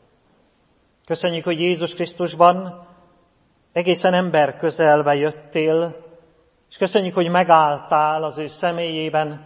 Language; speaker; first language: Hungarian; native; Hungarian